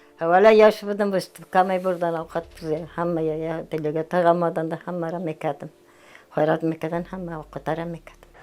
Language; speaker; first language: Tajik; non-native, fluent; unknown